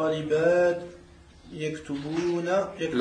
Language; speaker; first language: Arabic; non-native, learner; French